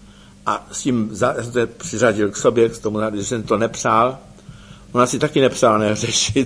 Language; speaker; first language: Czech; native; Czech